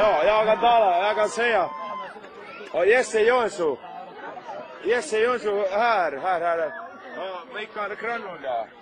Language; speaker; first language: Swedish; non-native, learner; Finnish